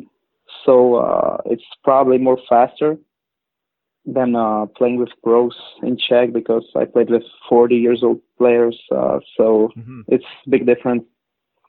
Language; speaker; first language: English; non-native, fluent; Czech